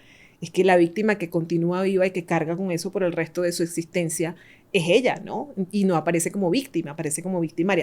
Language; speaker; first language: Spanish; native; Spanish